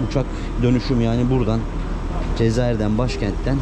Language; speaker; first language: Turkish; native; Turkish